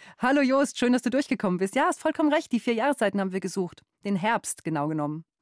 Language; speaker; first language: German; native; German